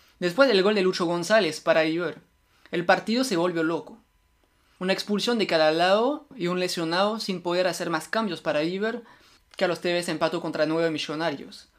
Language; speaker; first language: Spanish; non-native, fluent; French